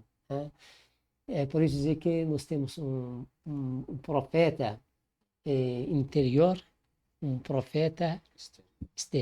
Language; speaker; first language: Portuguese; non-native, learner; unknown